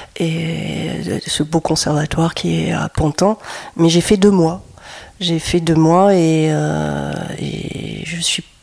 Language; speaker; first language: French; native; French